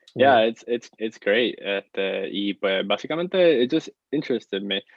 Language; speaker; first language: English; non-native, fluent; Spanish